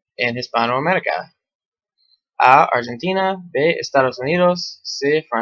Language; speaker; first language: Spanish; non-native, learner; English